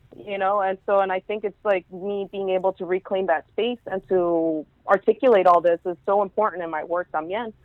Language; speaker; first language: English; early bilingual, other home language; Spanish